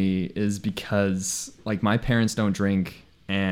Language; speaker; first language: English; non-native, local second language; Spanish